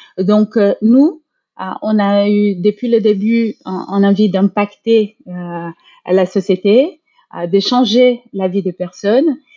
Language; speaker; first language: French; non-native, fluent; Portuguese